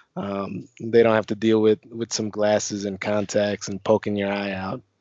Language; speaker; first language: English; native; English